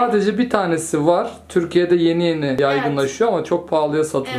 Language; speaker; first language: Turkish; native; Turkish